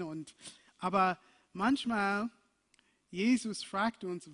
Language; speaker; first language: German; non-native, fluent; English